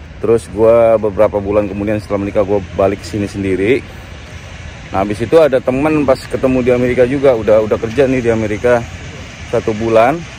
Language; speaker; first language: Indonesian; native; Indonesian